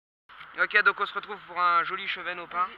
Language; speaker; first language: French; native; French